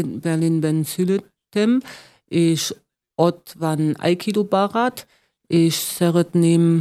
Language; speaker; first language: Hungarian; non-native, learner; German